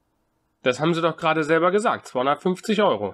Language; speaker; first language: German; native; German